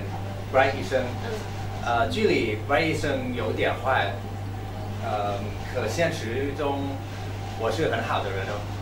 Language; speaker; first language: Chinese; non-native, learner; Thai